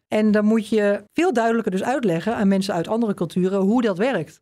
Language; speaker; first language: Dutch; native; Dutch